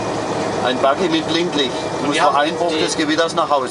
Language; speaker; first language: German; native; German